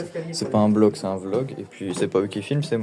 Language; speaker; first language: French; native; French